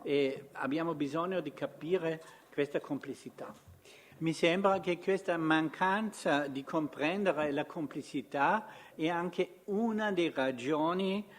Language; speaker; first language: Italian; non-native, fluent; German